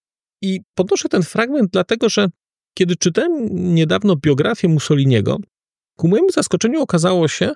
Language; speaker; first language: Polish; native; Polish